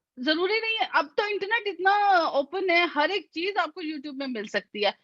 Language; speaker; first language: Urdu; native; Urdu